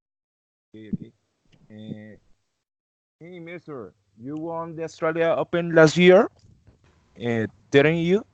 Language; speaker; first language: English; non-native, learner; Spanish